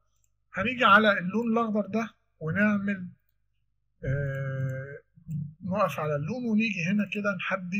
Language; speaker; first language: Arabic; native; Arabic